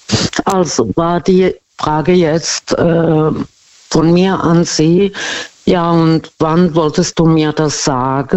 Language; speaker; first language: German; non-native, fluent; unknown